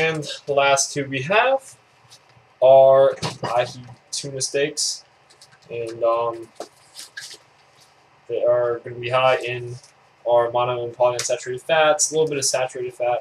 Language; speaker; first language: English; native; English